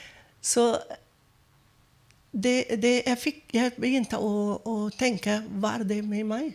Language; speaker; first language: Norwegian; non-native, fluent; Arabic